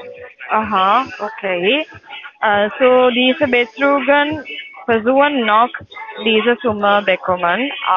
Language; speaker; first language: German; non-native, learner; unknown